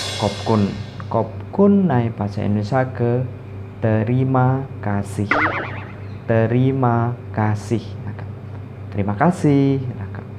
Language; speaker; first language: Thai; non-native, fluent; Indonesian